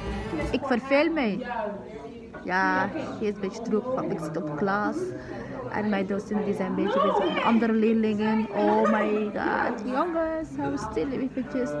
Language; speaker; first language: Dutch; non-native, learner; Somali